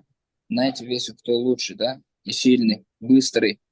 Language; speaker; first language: Russian; non-native, learner; Uzbek